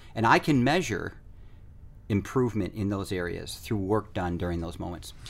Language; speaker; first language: English; native; English